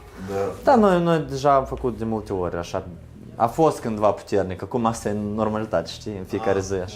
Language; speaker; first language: Romanian; non-native, learner; Ukrainian